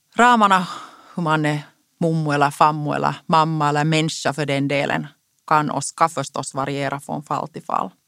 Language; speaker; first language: Swedish; non-native, local second language; Finnish